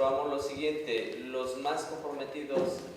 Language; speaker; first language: Spanish; non-native, local second language; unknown